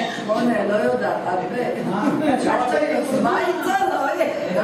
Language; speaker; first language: Hebrew; non-native, learner; Turkish